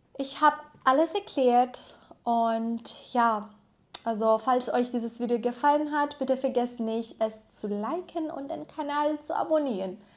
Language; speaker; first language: German; non-native, fluent; Persian